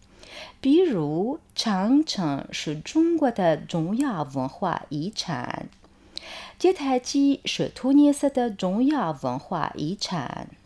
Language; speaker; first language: Chinese; non-native, fluent; Arabic